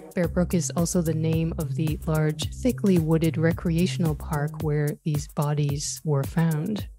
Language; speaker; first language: English; native; English